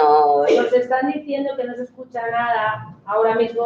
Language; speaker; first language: Spanish; native; Spanish